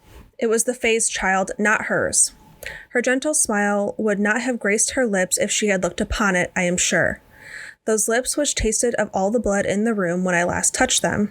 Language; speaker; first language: English; native; English